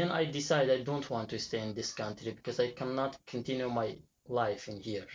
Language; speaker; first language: English; non-native, learner; Persian